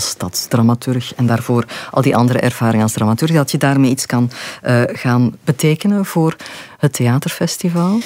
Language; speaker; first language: Dutch; native; Dutch